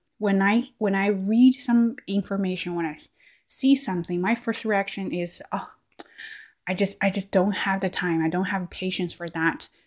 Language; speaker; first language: English; non-native, fluent; Chinese